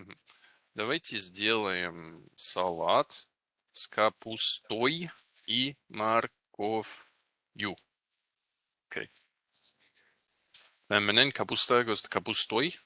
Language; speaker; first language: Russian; non-native, fluent; English